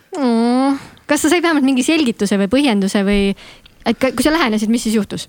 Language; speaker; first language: Estonian; native; Estonian